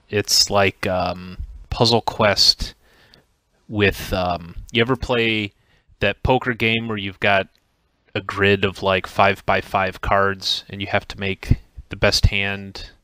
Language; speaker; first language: English; native; English